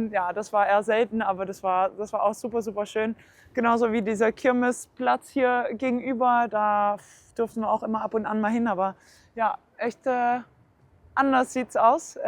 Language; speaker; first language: German; early bilingual, heritage; German